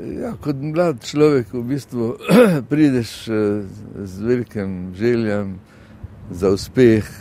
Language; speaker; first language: Slovenian; non-native, fluent; Arabic